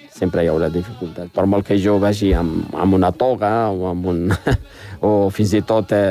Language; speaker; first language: Catalan; non-native, fluent; Arabic